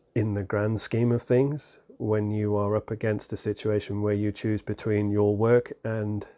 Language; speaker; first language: English; native; English